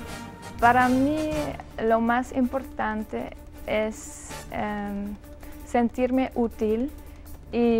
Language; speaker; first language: Spanish; non-native, fluent; Dutch